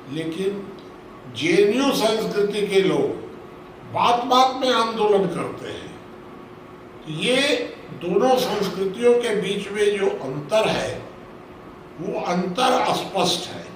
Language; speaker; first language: Hindi; native; Hindi